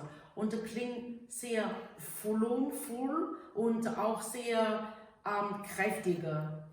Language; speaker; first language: German; non-native, learner; Chinese